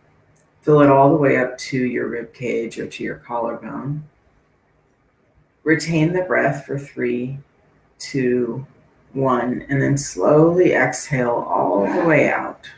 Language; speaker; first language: English; native; English